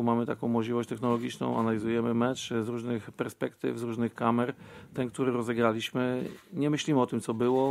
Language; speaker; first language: Polish; native; Polish